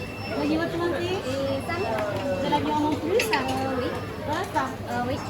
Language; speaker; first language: French; non-native, learner; Korean